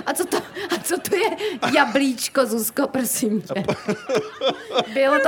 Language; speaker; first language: Czech; native; Czech